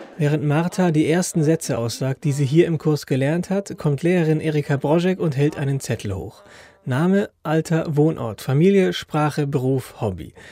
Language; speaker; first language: German; native; German